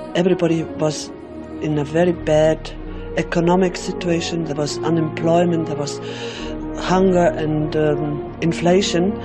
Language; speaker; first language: English; non-native, fluent; German